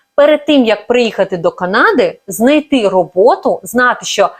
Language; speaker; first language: Ukrainian; native; Ukrainian